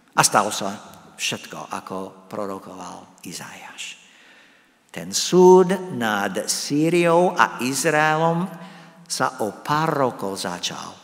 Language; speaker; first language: Slovak; non-native, fluent; English